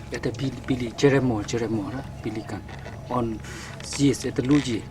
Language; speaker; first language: Russian; non-native, learner; Burmese